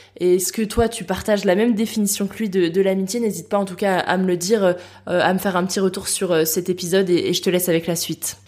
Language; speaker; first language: French; native; French